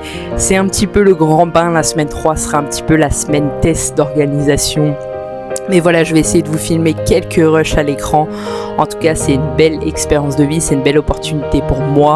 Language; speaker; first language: French; native; French